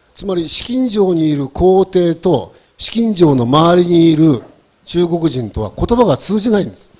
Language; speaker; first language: Japanese; native; Japanese